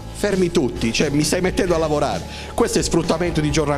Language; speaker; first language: Italian; native; Italian